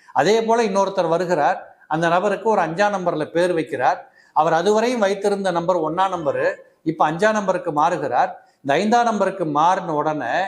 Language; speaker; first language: Tamil; native; Tamil